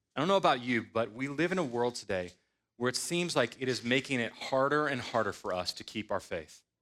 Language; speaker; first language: English; native; English